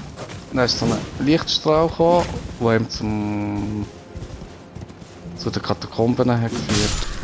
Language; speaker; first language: German; native; German